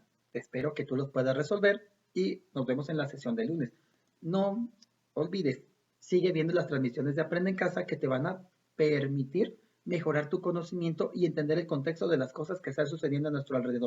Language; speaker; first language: Spanish; native; Spanish